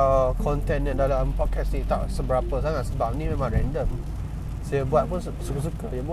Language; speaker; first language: English; non-native, local second language; Malay